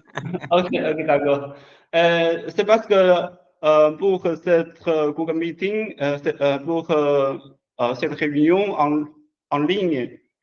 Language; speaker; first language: French; non-native, learner; Chinese